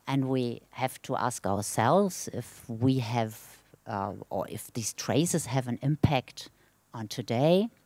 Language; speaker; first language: English; non-native, fluent; German